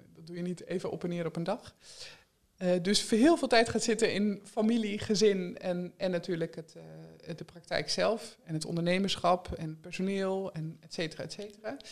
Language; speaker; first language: Dutch; native; Dutch